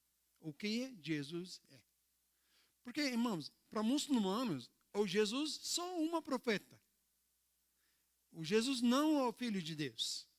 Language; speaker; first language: Portuguese; non-native, learner; Arabic